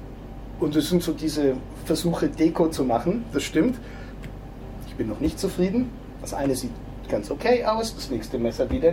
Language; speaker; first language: German; native; German